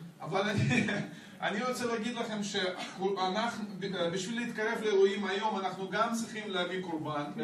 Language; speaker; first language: Hebrew; non-native, fluent; Russian